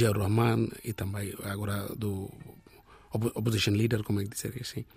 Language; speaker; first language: Portuguese; non-native, learner; Bangla